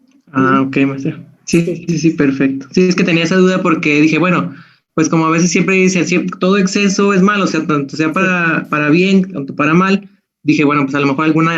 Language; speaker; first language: Spanish; native; Spanish